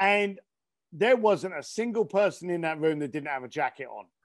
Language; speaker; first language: English; native; English